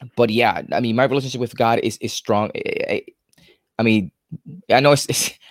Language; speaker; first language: English; native; English